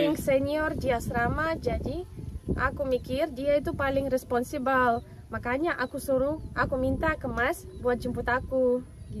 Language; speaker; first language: Indonesian; non-native, fluent; Russian